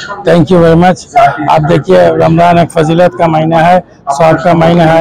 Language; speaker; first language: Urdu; non-native, fluent; Bangla